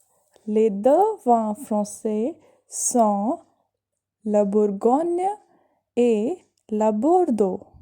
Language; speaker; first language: French; non-native, fluent; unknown